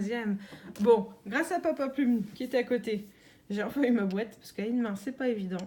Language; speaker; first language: French; native; French